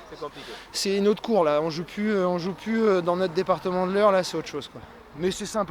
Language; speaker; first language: French; native; French